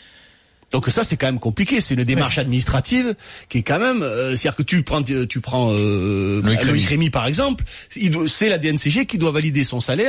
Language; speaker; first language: French; native; French